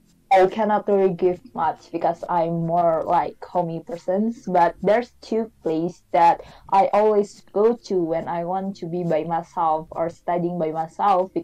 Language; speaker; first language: English; non-native, fluent; Indonesian